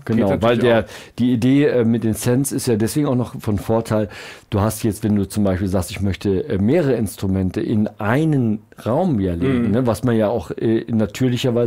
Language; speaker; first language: German; native; German